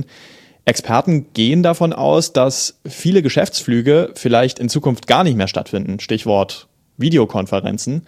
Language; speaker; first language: German; native; German